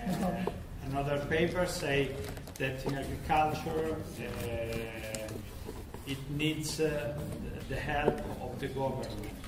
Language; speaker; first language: English; non-native, learner; Italian